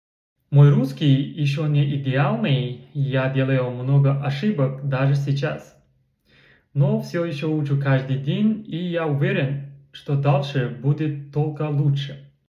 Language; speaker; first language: Russian; non-native, learner; Kazakh